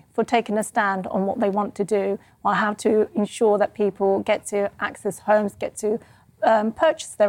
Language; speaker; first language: English; native; English